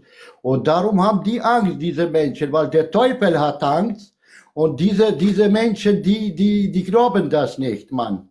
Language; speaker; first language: German; non-native, fluent; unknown